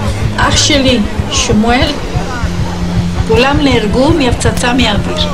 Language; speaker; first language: Hebrew; non-native, fluent; Ladino